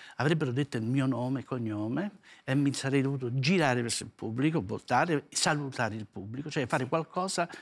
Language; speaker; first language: Italian; native; Italian